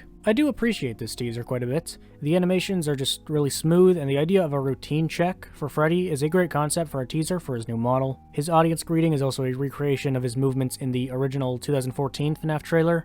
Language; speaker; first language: English; native; English